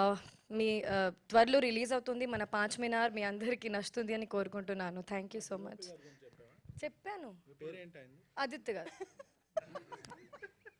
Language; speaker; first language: Telugu; non-native, learner; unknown